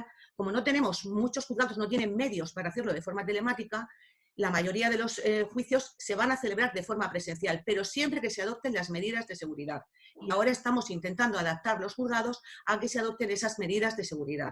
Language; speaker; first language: Spanish; native; Spanish